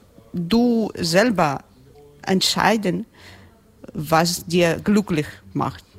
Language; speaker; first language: German; non-native, learner; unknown